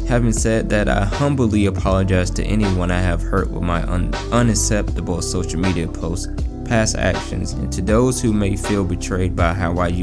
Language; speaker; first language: English; native; English